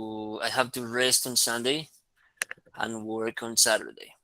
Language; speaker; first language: English; non-native, fluent; Spanish